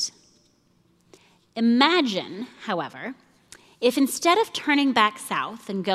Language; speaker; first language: English; native; English